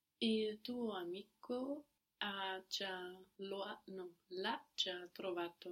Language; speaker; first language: Italian; non-native, learner; English